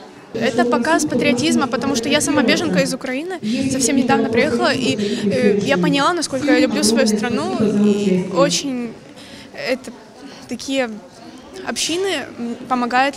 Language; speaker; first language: Russian; native; Russian